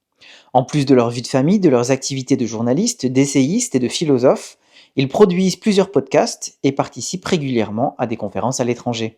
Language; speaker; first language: French; native; French